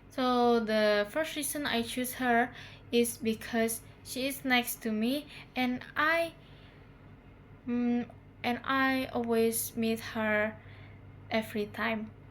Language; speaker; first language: English; non-native, learner; Indonesian